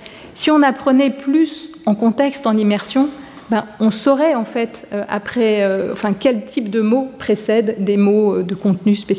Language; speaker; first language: French; native; French